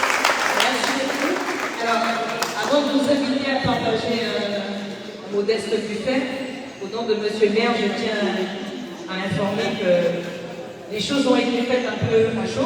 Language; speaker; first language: French; native; French